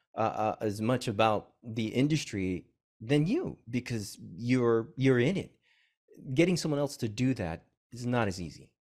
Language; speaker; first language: English; native; English